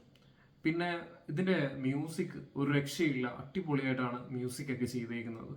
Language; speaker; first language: Malayalam; native; Malayalam